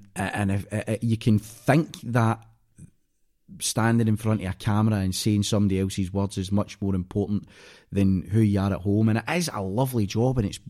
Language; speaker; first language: English; native; English